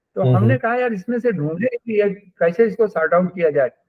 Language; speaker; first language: Hindi; native; Hindi